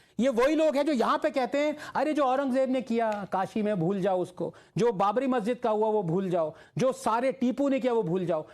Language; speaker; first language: Hindi; non-native, local second language; Tamil